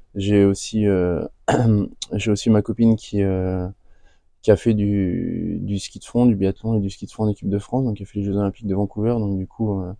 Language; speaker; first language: French; native; French